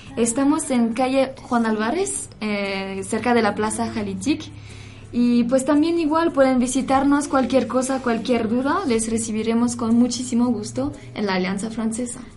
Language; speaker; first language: Spanish; non-native, fluent; French